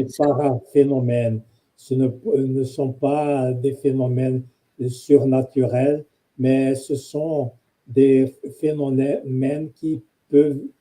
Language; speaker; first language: French; non-native, fluent; Portuguese